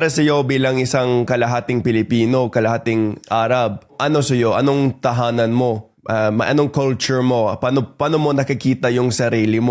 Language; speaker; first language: Filipino; non-native, fluent; English